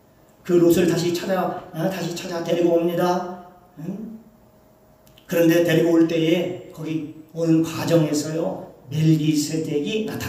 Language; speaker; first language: Korean; native; Korean